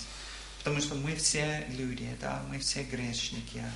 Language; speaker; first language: Russian; non-native, learner; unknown